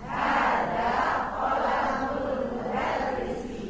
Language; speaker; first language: Arabic; non-native, learner; Indonesian